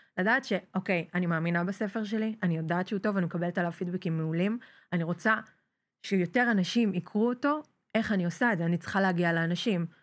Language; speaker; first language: Hebrew; native; Hebrew